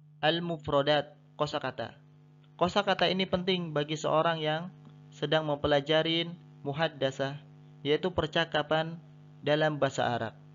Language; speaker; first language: Indonesian; native; Indonesian